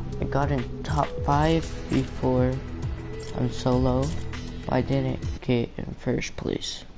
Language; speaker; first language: English; native; English